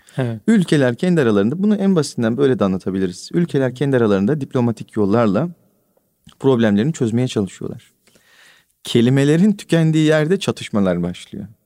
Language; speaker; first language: Turkish; native; Turkish